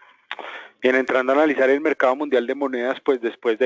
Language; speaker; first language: Spanish; native; Spanish